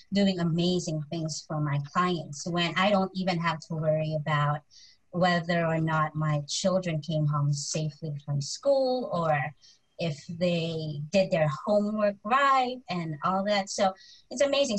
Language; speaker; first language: English; non-native, local second language; Filipino